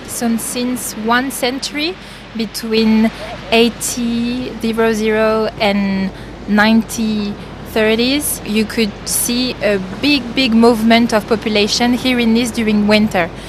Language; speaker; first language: English; non-native, fluent; French